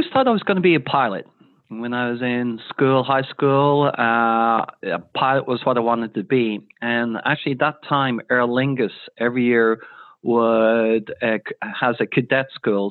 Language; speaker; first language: English; native; English